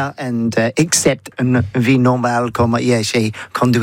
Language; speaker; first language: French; non-native, learner; English